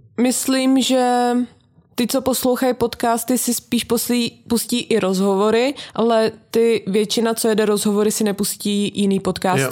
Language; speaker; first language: Czech; native; Czech